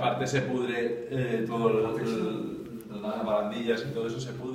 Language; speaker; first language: Spanish; native; Spanish